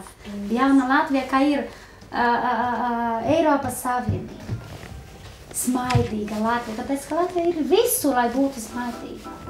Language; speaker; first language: Latvian; non-native, learner; Portuguese